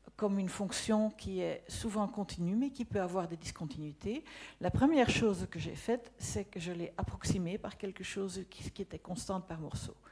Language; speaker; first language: French; non-native, fluent; Dutch